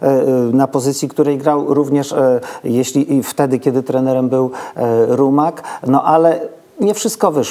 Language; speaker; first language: Polish; native; Polish